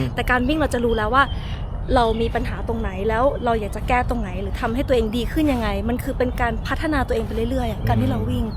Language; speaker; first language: Thai; early bilingual, other home language; Italian